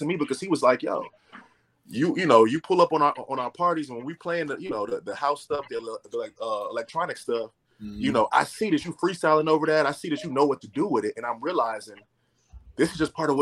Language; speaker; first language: English; native; English